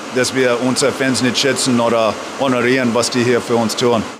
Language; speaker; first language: German; non-native, fluent; English